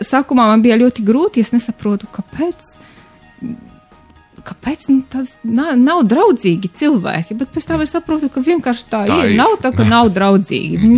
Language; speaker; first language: Latvian; non-native, learner; Romanian